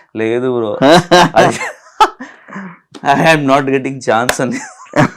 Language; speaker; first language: Telugu; non-native, learner; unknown